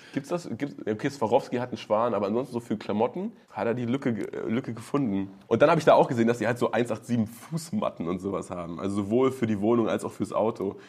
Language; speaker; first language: German; native; German